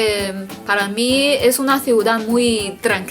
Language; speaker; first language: Spanish; non-native, fluent; Chinese